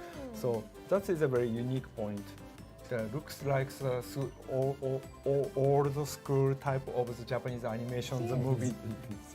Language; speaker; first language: English; non-native, learner; Japanese